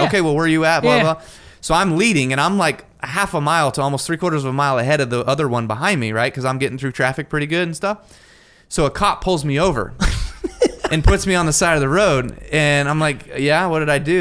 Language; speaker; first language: English; native; English